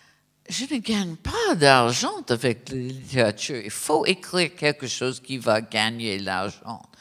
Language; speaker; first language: French; non-native, fluent; English